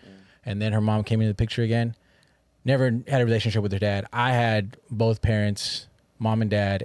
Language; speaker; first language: English; native; English